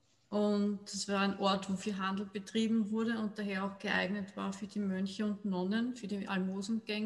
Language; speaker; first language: German; native; German